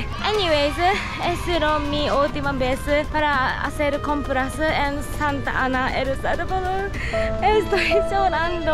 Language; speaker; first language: Spanish; non-native, learner; Japanese